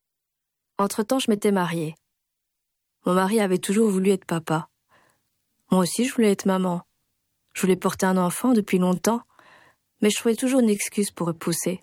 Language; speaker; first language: French; native; French